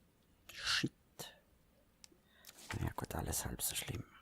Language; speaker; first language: German; native; German